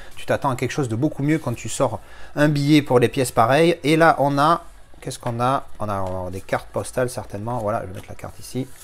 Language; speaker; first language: French; native; French